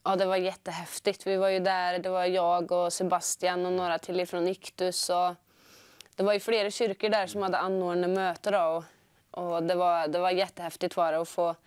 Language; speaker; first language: Swedish; native; Swedish